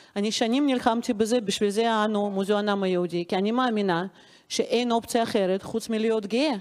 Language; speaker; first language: Hebrew; non-native, fluent; Russian